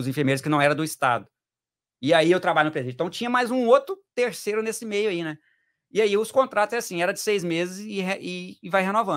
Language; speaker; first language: Portuguese; native; Portuguese